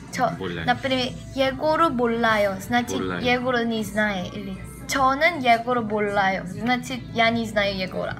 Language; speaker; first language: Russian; non-native, learner; Korean